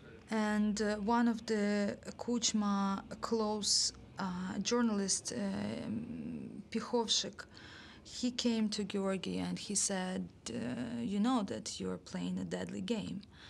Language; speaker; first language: English; non-native, fluent; Ukrainian